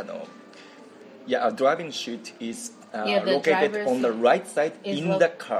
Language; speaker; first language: English; non-native, learner; Japanese